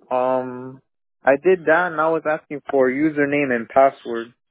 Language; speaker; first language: English; non-native, learner; Spanish